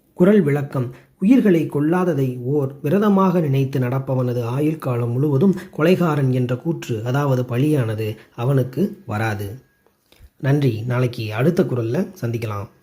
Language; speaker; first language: Tamil; native; Tamil